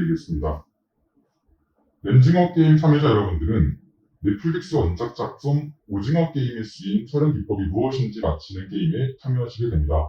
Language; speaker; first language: Korean; native; Korean